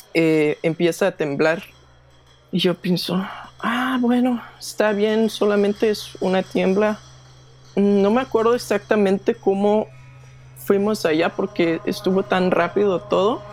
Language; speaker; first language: Spanish; non-native, fluent; Danish